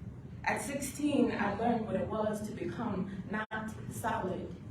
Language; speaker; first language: English; native; English